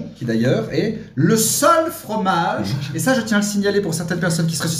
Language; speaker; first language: French; native; French